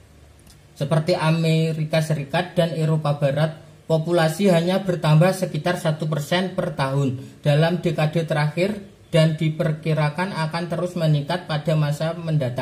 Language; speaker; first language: Indonesian; native; Indonesian